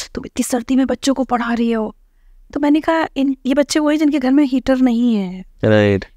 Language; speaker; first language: Hindi; native; Hindi